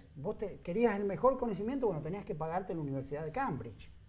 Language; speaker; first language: Spanish; native; Spanish